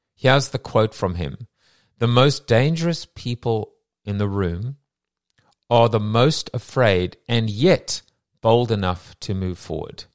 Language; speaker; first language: English; native; English